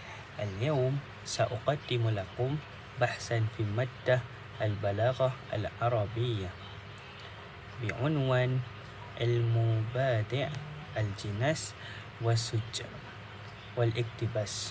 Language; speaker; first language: Arabic; non-native, local second language; Malay